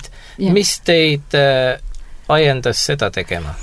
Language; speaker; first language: Estonian; native; Estonian